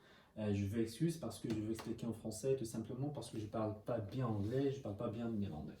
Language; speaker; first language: French; non-native, learner; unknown